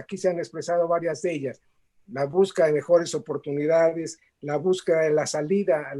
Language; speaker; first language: Spanish; native; Spanish